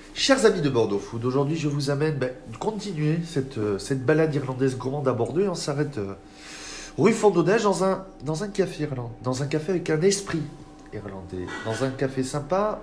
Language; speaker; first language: French; native; French